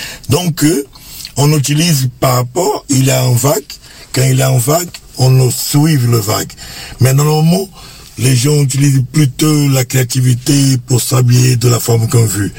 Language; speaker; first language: French; non-native, fluent; Portuguese